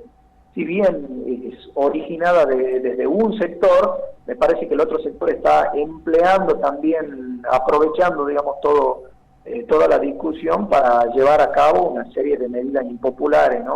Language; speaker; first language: Spanish; native; Spanish